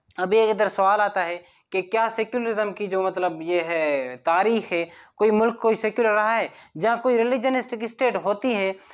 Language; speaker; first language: Urdu; non-native, local second language; Sindhi